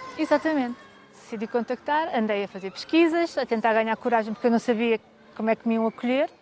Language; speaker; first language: Portuguese; native; Portuguese